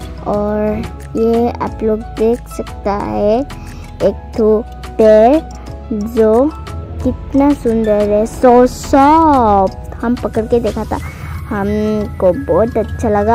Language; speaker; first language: Hindi; non-native, local second language; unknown